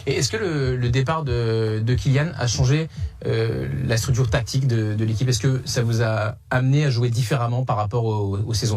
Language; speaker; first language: French; native; French